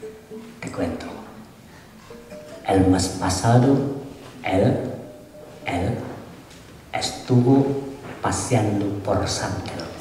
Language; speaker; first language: Spanish; non-native, fluent; Indonesian